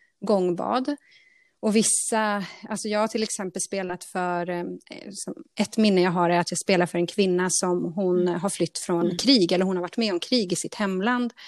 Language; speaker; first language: Swedish; native; Swedish